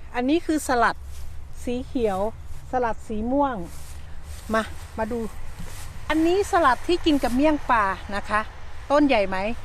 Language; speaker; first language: Thai; native; Thai